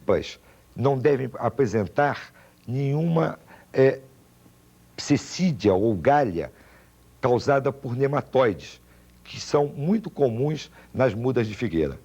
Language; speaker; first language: Portuguese; native; Portuguese